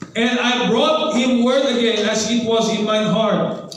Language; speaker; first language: English; non-native, local second language; Filipino